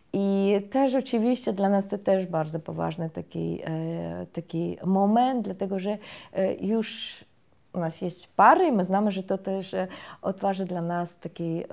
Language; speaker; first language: Polish; non-native, fluent; Russian